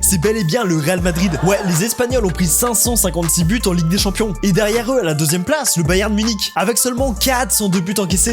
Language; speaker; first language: French; native; French